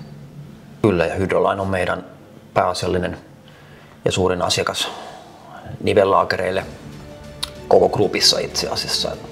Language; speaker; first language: Finnish; native; Finnish